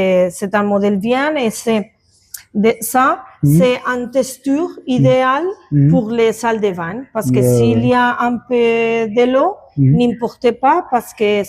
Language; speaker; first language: French; non-native, learner; Spanish